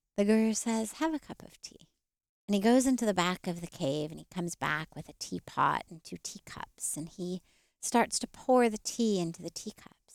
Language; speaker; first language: English; native; English